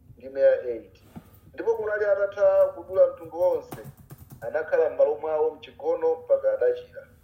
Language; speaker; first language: Nyanja; non-native, local second language; Tumbuka